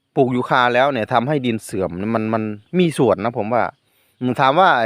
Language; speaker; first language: Thai; non-native, local second language; Northeastern Thai